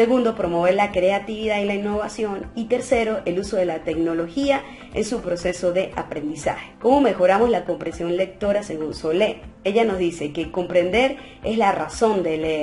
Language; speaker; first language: Spanish; native; Spanish